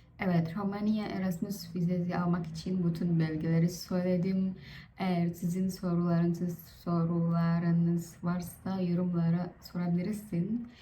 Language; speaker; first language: Turkish; non-native, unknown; Vietnamese